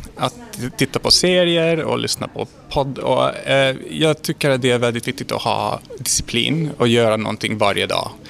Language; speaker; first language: Swedish; non-native, fluent; Hungarian